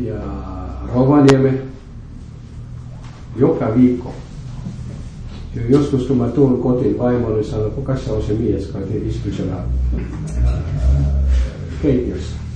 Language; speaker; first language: Finnish; non-native, fluent; French